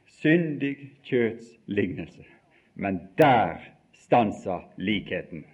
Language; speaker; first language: Norwegian; native; Norwegian